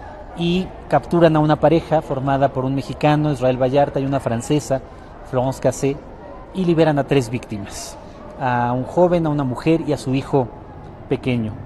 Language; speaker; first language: Spanish; native; Spanish